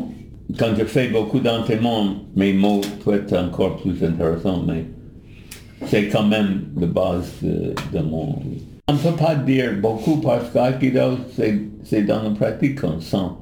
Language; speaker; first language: French; non-native, learner; English